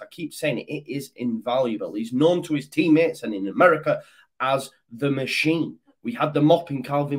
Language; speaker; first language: English; native; English